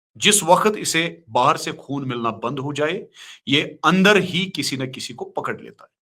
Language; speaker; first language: Urdu; non-native, local second language; Kashmiri